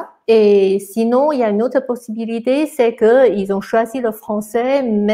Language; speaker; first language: French; non-native, fluent; Chinese